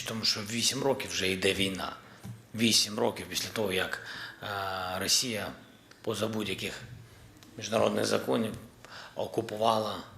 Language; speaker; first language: Ukrainian; non-native, local second language; Russian